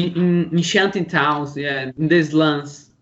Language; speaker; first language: English; non-native, learner; Portuguese